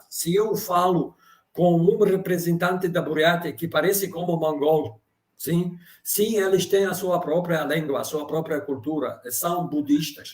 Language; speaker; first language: Portuguese; non-native, fluent; Russian